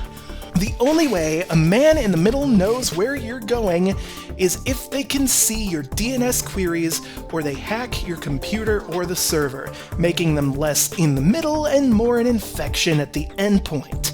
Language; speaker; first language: English; native; English